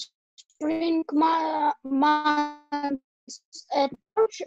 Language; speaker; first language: English; non-native, learner; Russian